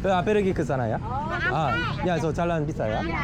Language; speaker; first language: Indonesian; non-native, learner; Korean